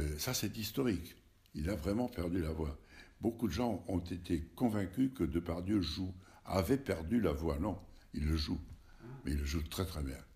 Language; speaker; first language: French; native; French